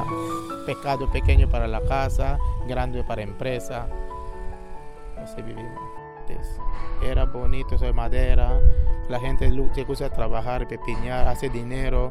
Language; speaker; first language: Spanish; non-native, local second language; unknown